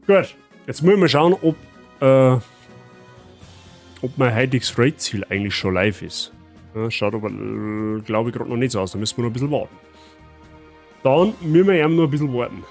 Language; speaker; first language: German; native; German